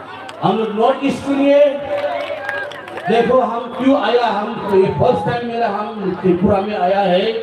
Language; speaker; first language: Hindi; non-native, local second language; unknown